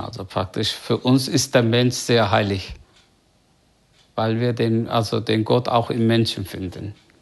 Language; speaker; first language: German; non-native, fluent; Turkish